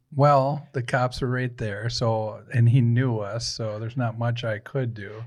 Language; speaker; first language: English; native; English